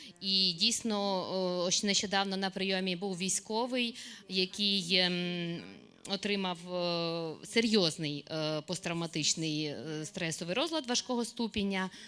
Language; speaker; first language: Ukrainian; native; Ukrainian